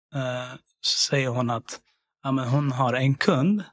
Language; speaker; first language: Swedish; early bilingual, other home language; Syriac